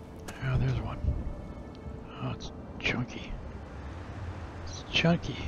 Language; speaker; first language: English; native; English